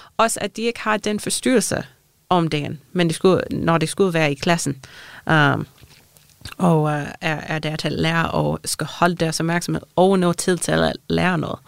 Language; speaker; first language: Danish; non-native, fluent; English